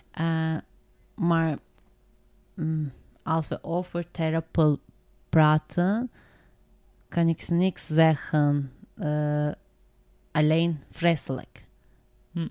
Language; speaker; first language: Dutch; non-native, learner; Turkish